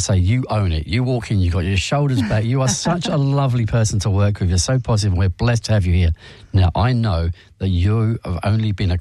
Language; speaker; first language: English; native; English